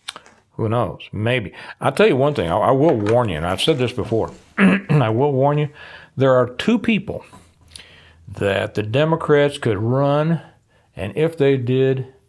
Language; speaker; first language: English; native; English